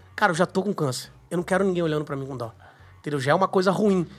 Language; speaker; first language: Portuguese; native; Portuguese